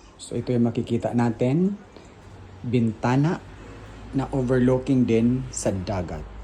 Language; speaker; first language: Filipino; non-native, local second language; Cebuano